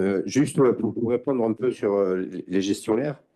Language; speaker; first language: French; native; French